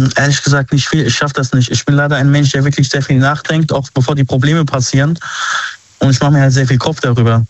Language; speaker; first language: German; early bilingual, other home language; Arabic